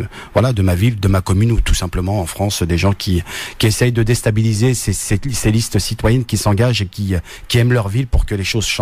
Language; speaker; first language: French; native; French